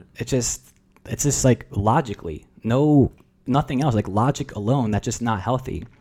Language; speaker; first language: English; early bilingual, other home language; Russian